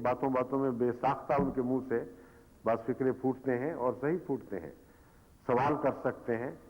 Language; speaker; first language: Urdu; native; Urdu